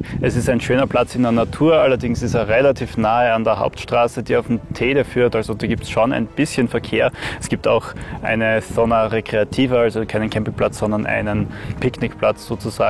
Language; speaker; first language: German; native; German